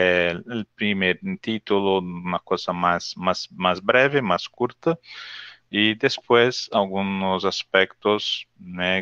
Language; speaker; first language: Spanish; non-native, learner; Portuguese